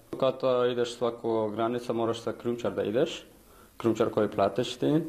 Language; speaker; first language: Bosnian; non-native, learner; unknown